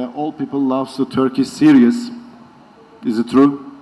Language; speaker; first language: English; non-native, learner; Turkish